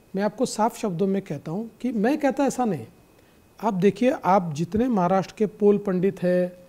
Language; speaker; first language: Hindi; non-native, local second language; Marathi